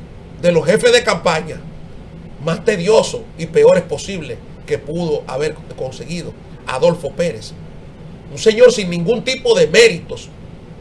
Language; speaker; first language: Spanish; native; Spanish